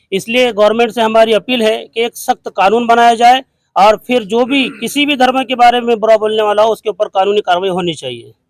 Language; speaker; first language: Hindi; non-native, local second language; Urdu